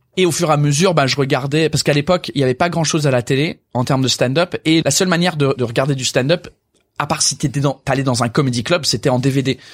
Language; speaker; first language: French; non-native, fluent; English